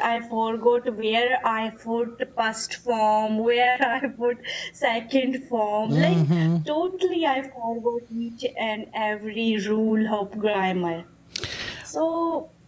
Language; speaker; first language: English; non-native, learner; Urdu